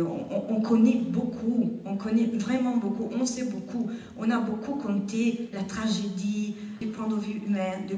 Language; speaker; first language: French; non-native, fluent; Italian